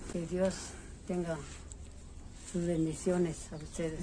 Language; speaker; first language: Spanish; native; Spanish